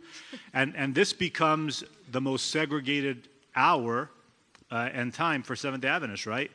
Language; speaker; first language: English; early bilingual, other home language; Spanish